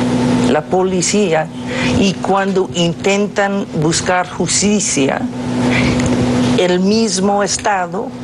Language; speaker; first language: Spanish; non-native, fluent; English